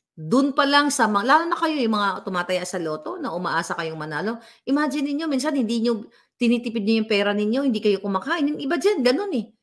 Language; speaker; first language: Filipino; native; Filipino